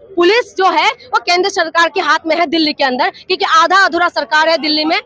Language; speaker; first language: Hindi; non-native, local second language; Assamese